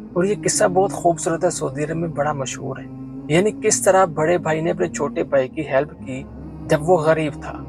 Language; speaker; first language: Urdu; non-native, local second language; Punjabi